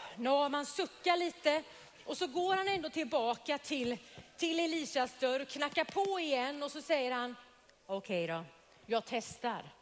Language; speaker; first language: Swedish; native; Swedish